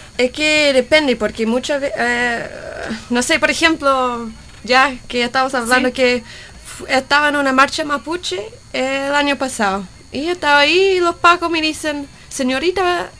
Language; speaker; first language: Spanish; non-native, fluent; English